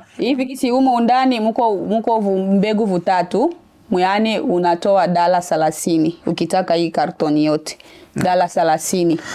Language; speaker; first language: Swahili; native; Swahili